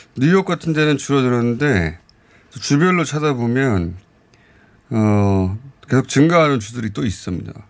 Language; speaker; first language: Korean; native; Korean